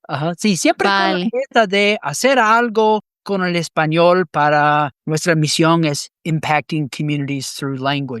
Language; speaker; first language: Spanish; non-native, fluent; English